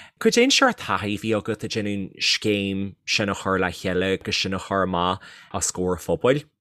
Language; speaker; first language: Irish; native; Irish